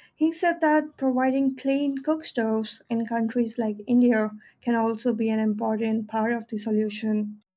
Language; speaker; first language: English; non-native, local second language; Hindi